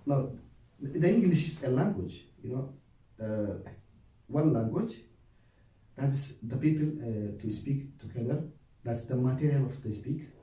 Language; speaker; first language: English; non-native, learner; Oromo